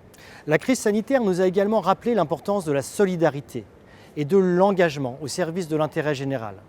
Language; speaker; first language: French; native; French